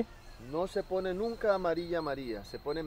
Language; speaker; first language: Spanish; native; Spanish